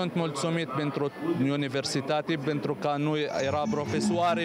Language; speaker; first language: Romanian; non-native, learner; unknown